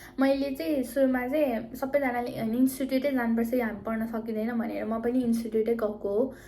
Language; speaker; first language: Nepali; native; Nepali